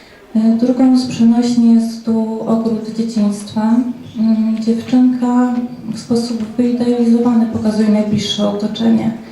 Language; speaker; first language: Polish; native; Polish